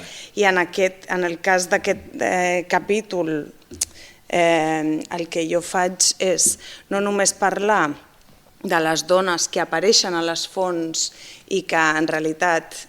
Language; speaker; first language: Catalan; non-native, fluent; Basque